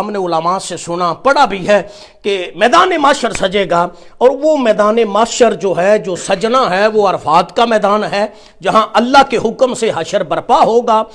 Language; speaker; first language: Urdu; non-native, local second language; Punjabi